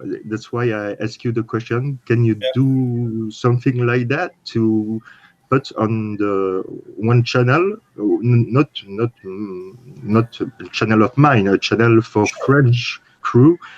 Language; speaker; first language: English; non-native, learner; French